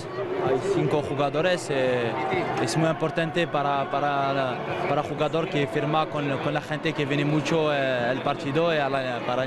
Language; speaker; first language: Spanish; non-native, learner; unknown